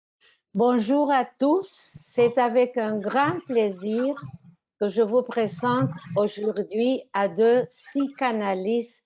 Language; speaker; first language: French; non-native, fluent; Spanish